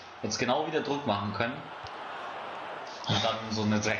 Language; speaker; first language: German; native; German